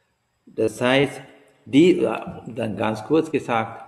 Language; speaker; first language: German; non-native, learner; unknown